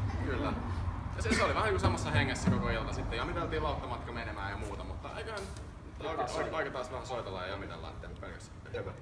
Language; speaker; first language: Finnish; native; Finnish